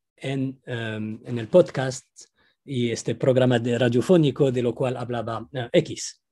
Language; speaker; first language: Spanish; non-native, fluent; Arabic